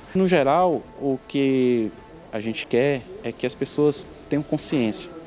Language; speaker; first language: Portuguese; native; Portuguese